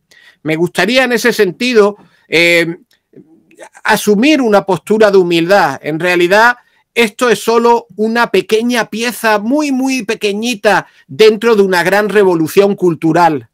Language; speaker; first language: Spanish; native; Spanish